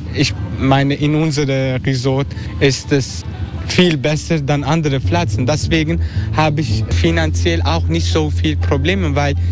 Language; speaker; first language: German; non-native, learner; Turkish